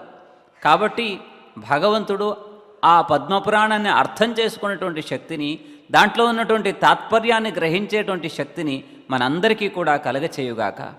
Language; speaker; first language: Telugu; native; Telugu